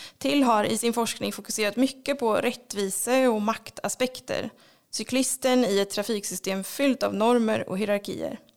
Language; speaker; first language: Swedish; native; Swedish